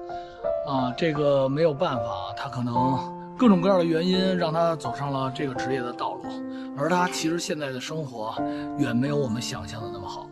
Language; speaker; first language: Chinese; native; Chinese